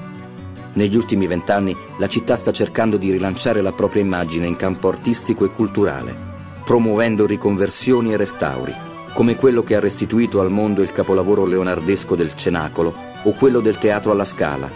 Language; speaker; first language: Italian; native; Italian